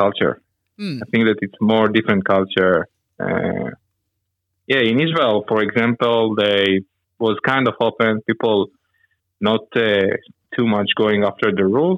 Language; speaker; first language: English; non-native, learner; Hebrew